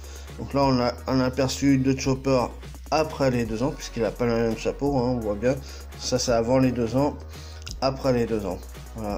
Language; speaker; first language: French; native; French